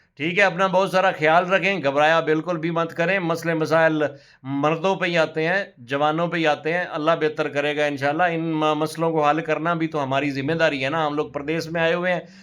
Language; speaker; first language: Urdu; non-native, local second language; Punjabi